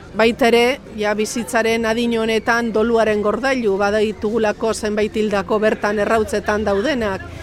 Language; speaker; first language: Basque; native; Basque